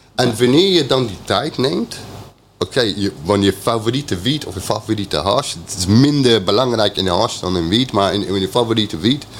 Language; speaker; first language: Dutch; non-native, fluent; English